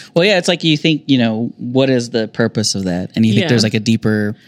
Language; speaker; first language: English; native; English